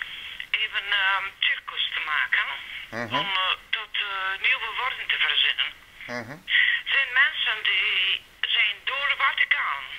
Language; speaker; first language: Dutch; non-native, learner; Serbian